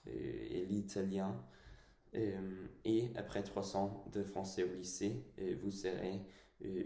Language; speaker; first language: French; non-native, fluent; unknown